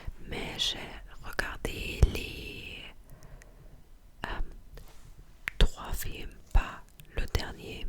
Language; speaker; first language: French; non-native, fluent; English